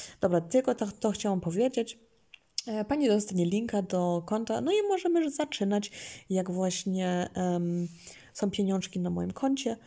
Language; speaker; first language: Polish; early bilingual, heritage; Polish